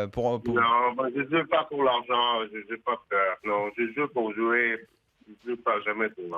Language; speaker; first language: French; non-native, fluent; Russian